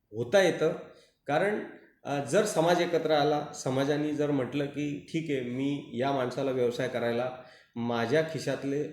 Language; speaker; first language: Marathi; native; Marathi